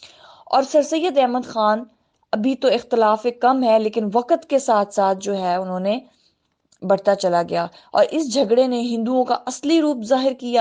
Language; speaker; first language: Urdu; native; Urdu